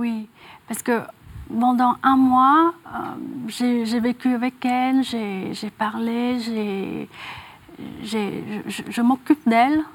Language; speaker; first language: French; non-native, fluent; Vietnamese